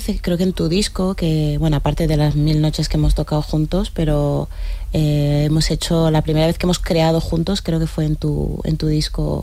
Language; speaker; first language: Spanish; non-native, fluent; Upper Guinea Crioulo